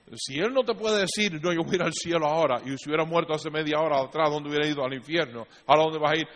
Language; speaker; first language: Spanish; native; Spanish